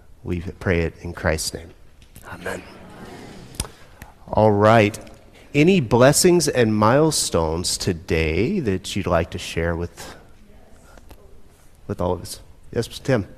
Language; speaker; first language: English; native; English